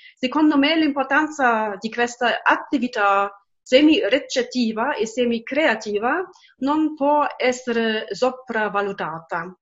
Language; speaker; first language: Italian; non-native, fluent; German